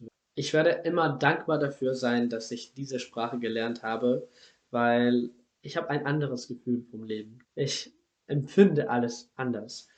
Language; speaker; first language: German; non-native, fluent; Spanish